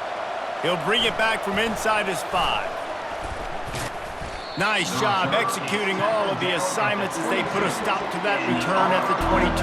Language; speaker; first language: English; native; English